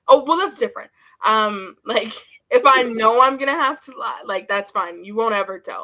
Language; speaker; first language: English; native; English